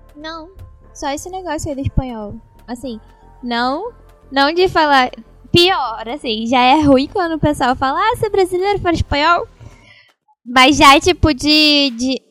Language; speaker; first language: Portuguese; native; Portuguese